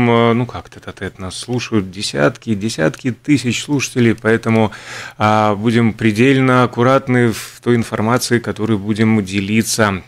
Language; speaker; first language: Russian; native; Russian